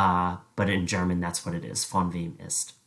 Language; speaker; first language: German; non-native, fluent; English